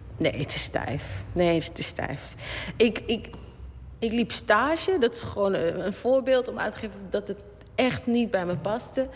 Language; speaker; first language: Dutch; native; Dutch